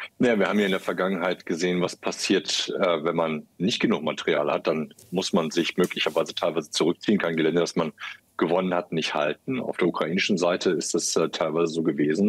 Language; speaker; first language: German; native; German